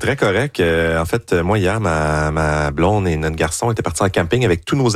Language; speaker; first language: French; native; French